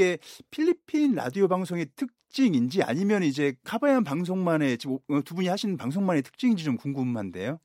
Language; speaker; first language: Korean; native; Korean